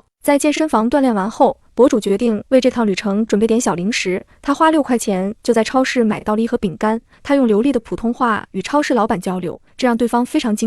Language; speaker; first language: Chinese; native; Chinese